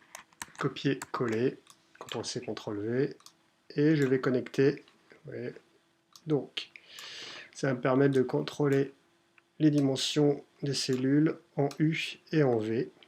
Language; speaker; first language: French; native; French